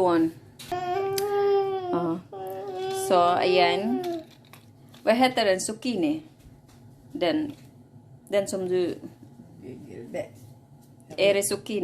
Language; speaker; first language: Swedish; non-native, learner; Filipino